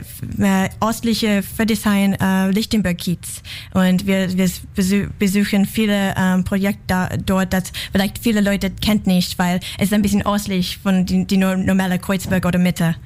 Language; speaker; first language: German; non-native, learner; English